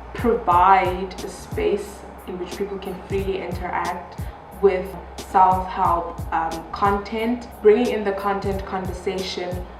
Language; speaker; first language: English; non-native, local second language; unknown